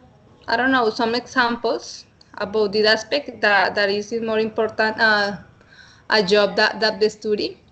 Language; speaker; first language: English; non-native, learner; Spanish